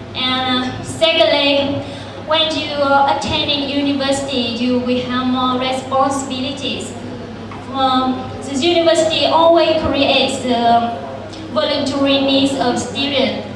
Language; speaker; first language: English; non-native, learner; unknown